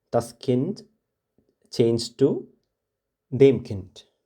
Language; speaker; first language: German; non-native, fluent; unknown